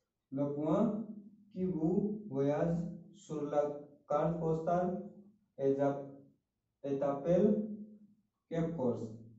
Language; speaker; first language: French; non-native, fluent; Hindi